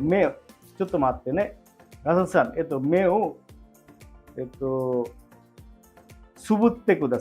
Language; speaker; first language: Japanese; non-native, fluent; Bangla